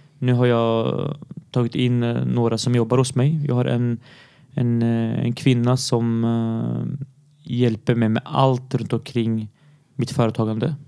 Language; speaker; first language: Swedish; early bilingual, other home language; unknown